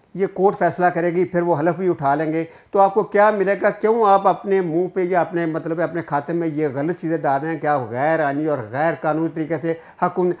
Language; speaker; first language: Urdu; non-native, local second language; Punjabi